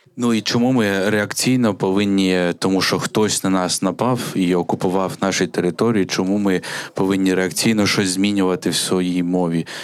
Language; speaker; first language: Ukrainian; native; Ukrainian